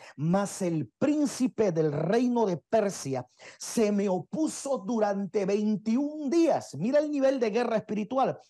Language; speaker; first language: Spanish; native; Spanish